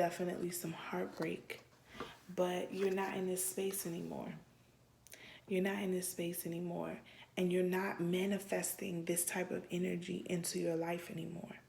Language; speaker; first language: English; native; English